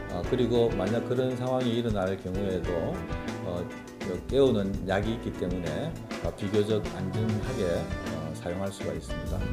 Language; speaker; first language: Korean; native; Korean